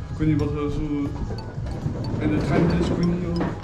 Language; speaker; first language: Dutch; non-native, fluent; French